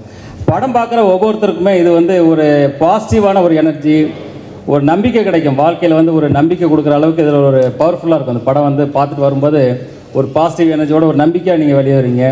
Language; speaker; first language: Tamil; native; Tamil